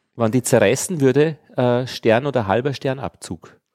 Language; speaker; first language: German; native; German